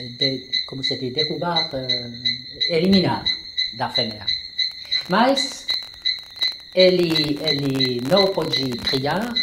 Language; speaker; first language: Portuguese; non-native, learner; French